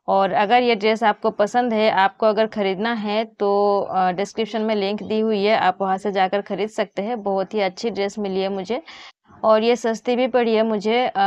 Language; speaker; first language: Hindi; non-native, local second language; Bangla